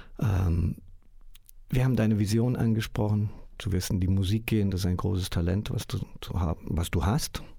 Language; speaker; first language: German; native; German